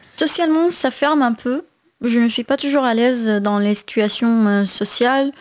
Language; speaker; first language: French; non-native, fluent; Arabic